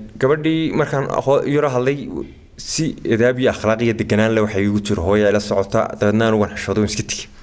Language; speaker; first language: Somali; native; Somali